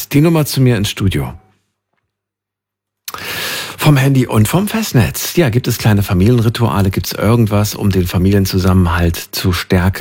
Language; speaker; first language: German; native; German